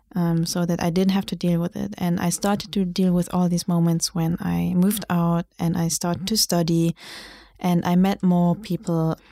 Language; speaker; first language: English; non-native, fluent; German